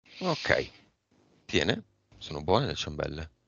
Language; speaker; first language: Italian; native; Italian